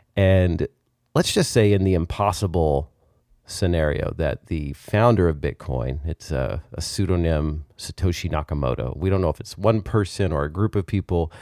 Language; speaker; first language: English; native; English